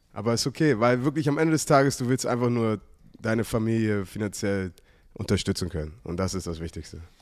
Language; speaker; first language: German; native; German